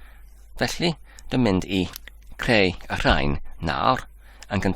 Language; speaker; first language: Welsh; non-native, learner; English